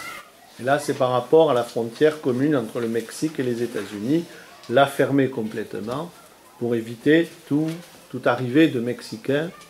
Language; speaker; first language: French; native; French